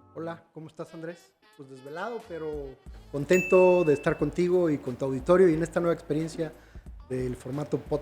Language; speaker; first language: Spanish; native; Spanish